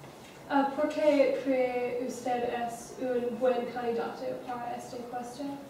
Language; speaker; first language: Spanish; non-native, learner; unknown